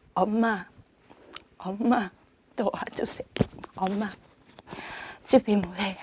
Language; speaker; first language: Korean; non-native, learner; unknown